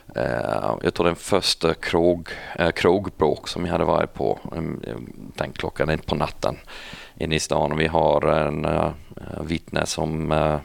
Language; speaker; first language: Swedish; non-native, fluent; English